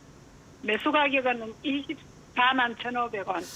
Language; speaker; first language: Korean; native; Korean